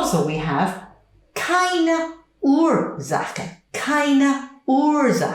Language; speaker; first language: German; non-native, fluent; English